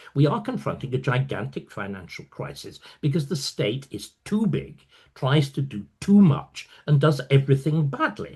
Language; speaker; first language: English; native; English